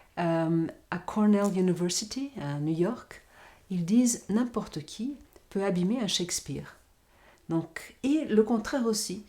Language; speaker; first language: French; non-native, fluent; Portuguese